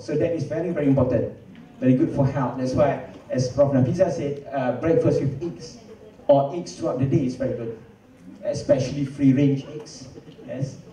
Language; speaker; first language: English; non-native, local second language; Malay